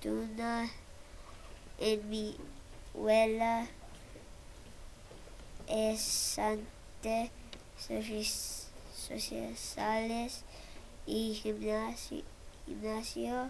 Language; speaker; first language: Spanish; non-native, learner; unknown